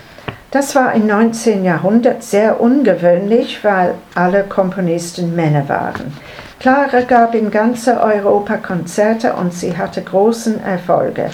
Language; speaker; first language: German; non-native, learner; English